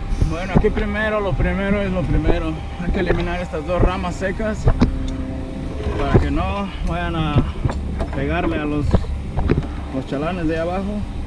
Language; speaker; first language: Spanish; native; Spanish